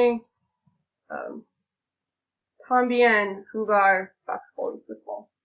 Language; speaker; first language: Spanish; non-native, learner; English